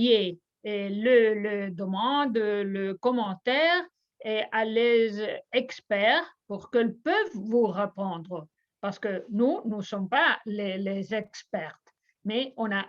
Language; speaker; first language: French; non-native, fluent; Spanish